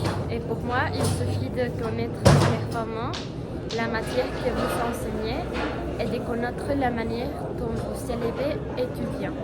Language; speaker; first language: French; non-native, learner; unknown